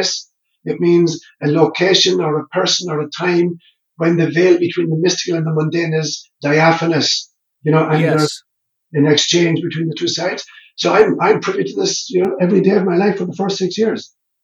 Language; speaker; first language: English; non-native, local second language; Irish